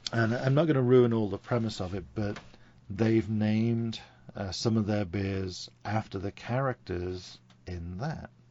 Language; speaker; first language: English; native; English